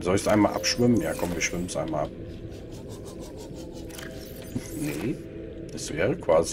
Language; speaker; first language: German; native; German